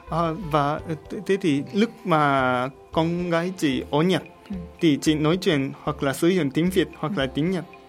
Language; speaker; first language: Vietnamese; non-native, learner; Japanese